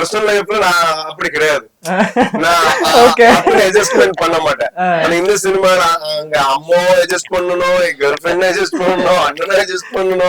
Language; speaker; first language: Tamil; non-native, learner; Tulu